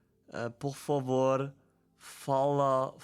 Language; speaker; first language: Portuguese; non-native, learner; German